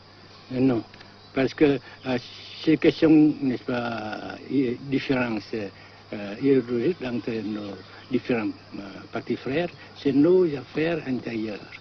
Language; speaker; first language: French; non-native, fluent; Vietnamese